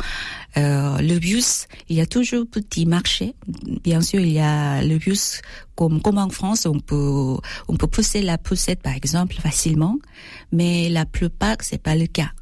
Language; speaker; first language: French; non-native, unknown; Korean